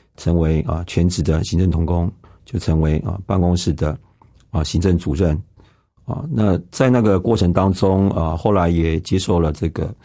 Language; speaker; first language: Chinese; non-native, local second language; Hakka Chinese